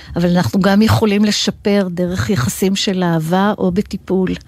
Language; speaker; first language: Hebrew; native; Hebrew